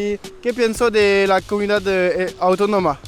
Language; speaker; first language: Spanish; non-native, learner; French